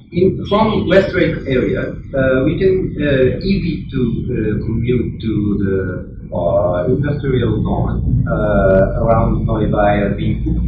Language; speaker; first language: English; non-native, learner; Japanese